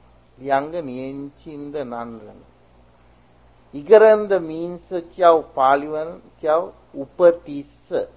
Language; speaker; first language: Chinese; non-native, fluent; Sinhala